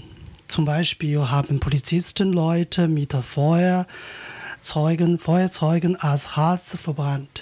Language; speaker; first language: German; non-native, learner; Chinese